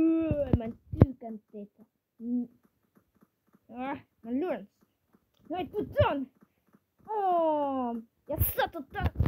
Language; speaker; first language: Finnish; non-native, learner; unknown